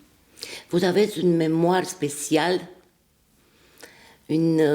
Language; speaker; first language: French; non-native, fluent; Romanian